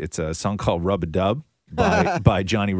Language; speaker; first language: English; native; English